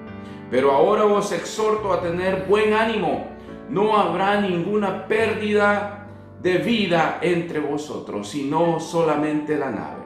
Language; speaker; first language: Spanish; native; Spanish